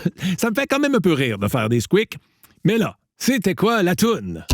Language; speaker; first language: French; native; French